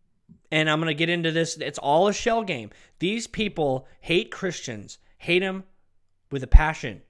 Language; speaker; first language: English; native; English